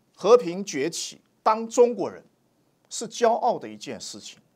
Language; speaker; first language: Chinese; native; Chinese